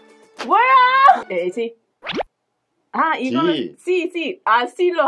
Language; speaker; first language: Korean; non-native, learner; English